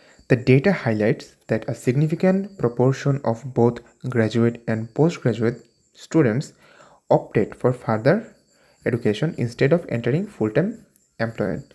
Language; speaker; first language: English; non-native, local second language; Bangla